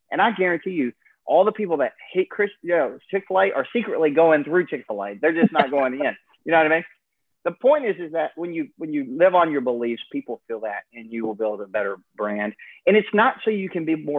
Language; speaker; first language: English; native; English